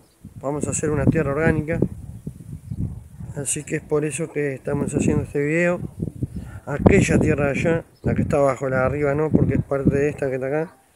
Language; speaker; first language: Spanish; native; Spanish